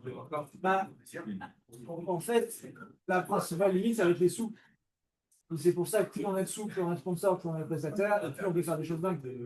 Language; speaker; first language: French; native; French